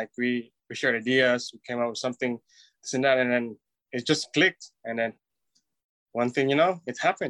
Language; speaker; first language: English; non-native, local second language; Cebuano